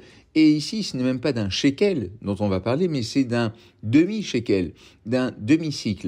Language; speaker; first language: French; native; French